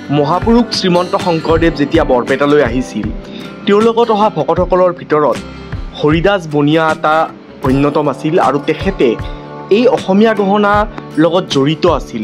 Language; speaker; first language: Assamese; native; Assamese